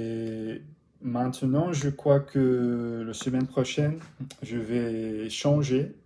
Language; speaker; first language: French; non-native, learner; English